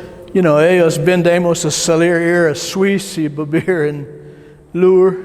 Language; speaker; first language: Spanish; non-native, learner; English